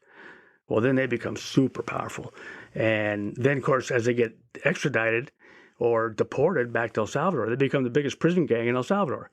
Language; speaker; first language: English; native; English